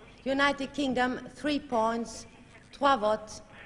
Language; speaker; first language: English; non-native, fluent; Swedish